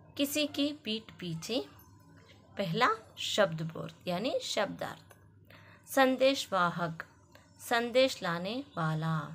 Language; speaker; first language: Hindi; non-native, local second language; Kannada